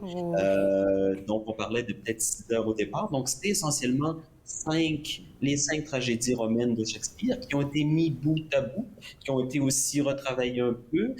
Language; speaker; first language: French; native; French